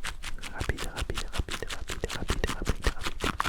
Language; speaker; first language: French; non-native, learner; Dutch